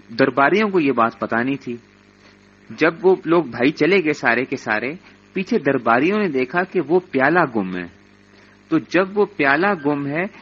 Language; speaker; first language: Urdu; native; Urdu